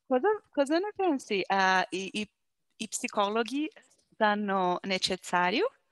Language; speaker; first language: Italian; non-native, learner; Portuguese